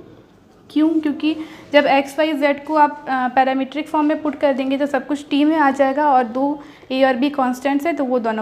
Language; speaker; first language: Hindi; native; Hindi